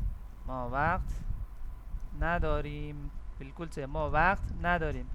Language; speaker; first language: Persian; non-native, fluent; Urdu